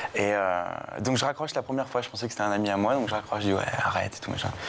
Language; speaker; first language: French; native; French